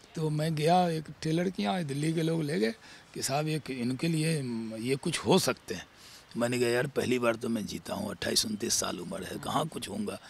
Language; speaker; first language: Hindi; native; Hindi